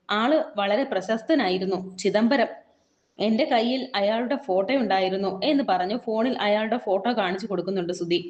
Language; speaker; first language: Malayalam; native; Malayalam